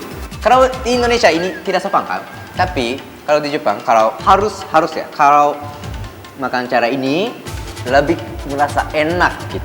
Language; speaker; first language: Indonesian; non-native, fluent; Japanese